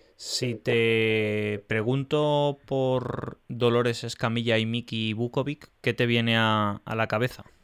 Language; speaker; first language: Spanish; native; Spanish